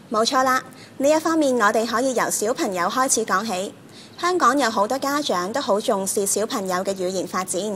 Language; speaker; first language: Chinese; non-native, local second language; Cantonese